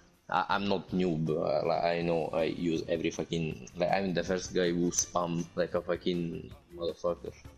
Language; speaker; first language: English; non-native, fluent; Italian